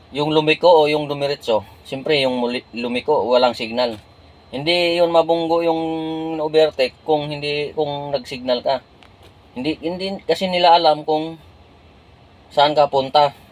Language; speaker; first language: Filipino; non-native, local second language; Cebuano